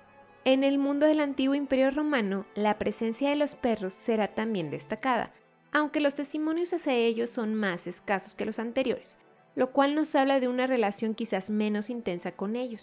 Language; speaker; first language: Spanish; native; Spanish